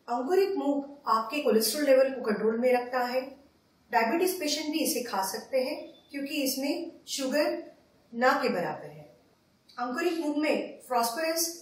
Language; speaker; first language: Hindi; native; Hindi